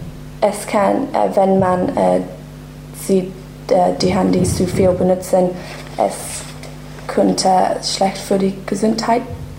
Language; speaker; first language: German; non-native, learner; English